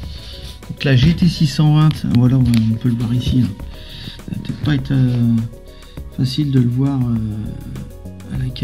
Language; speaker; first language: French; native; French